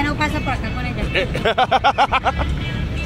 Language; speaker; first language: Spanish; native; Spanish